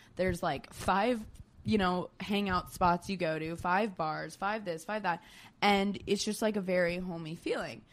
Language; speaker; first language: English; native; English